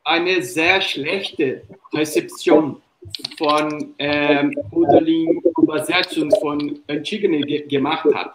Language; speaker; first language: German; non-native, fluent; Portuguese